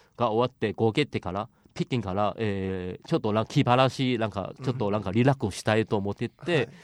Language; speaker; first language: Japanese; non-native, fluent; Chinese